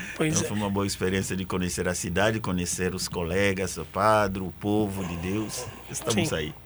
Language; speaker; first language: Portuguese; non-native, fluent; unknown